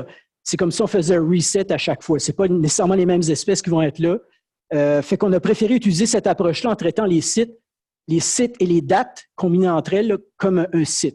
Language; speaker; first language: French; native; French